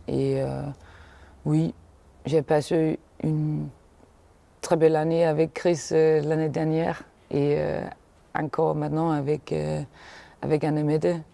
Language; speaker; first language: French; non-native, fluent; Danish